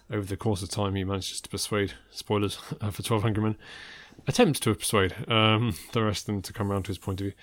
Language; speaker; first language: English; native; English